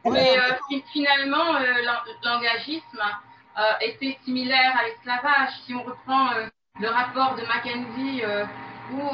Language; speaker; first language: French; native; French